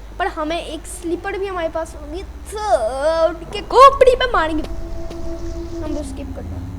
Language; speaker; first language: Urdu; native; Urdu